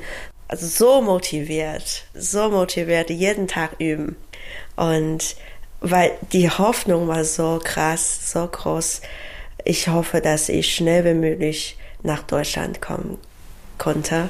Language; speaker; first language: German; non-native, learner; Chinese